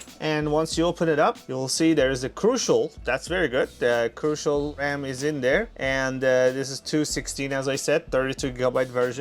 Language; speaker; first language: English; non-native, fluent; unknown